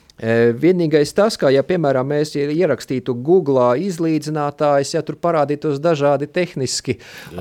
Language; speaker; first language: Latvian; native; Latvian